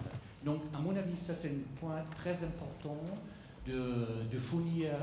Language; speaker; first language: French; non-native, fluent; German